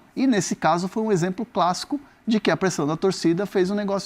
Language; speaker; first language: Portuguese; native; Portuguese